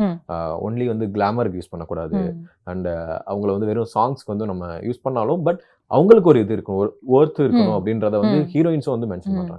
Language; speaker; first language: Tamil; native; Tamil